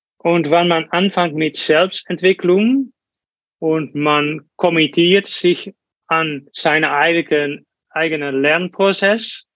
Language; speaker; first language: German; non-native, learner; Dutch